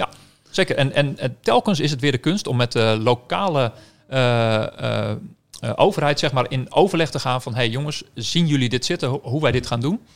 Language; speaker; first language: Dutch; native; Dutch